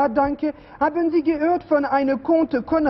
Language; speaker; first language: German; non-native, learner; French